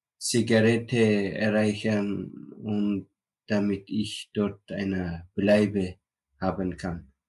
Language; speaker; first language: German; non-native, learner; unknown